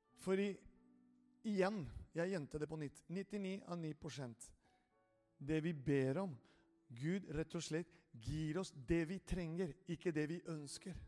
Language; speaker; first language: Norwegian; non-native, fluent; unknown